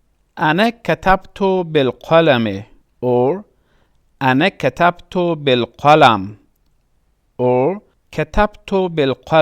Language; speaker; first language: Arabic; non-native, fluent; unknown